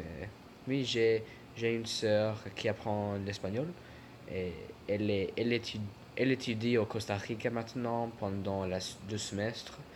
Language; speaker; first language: French; non-native, learner; English